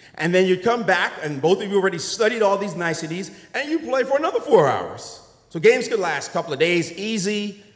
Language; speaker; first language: English; native; English